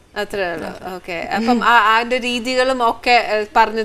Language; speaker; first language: Malayalam; native; Malayalam